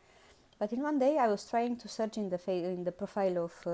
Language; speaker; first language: English; non-native, learner; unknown